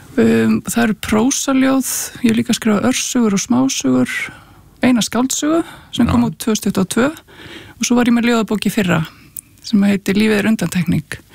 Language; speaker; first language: Icelandic; native; Icelandic